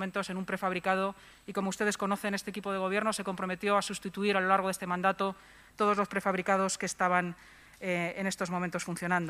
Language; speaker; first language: Spanish; native; Spanish